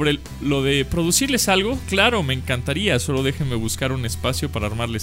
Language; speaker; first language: Spanish; native; Spanish